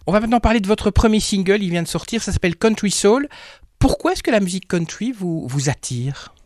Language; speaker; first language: French; native; French